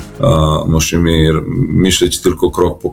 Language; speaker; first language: Polish; non-native, learner; Serbian